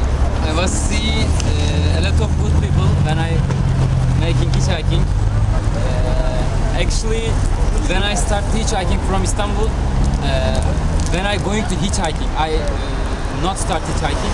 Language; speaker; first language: English; non-native, learner; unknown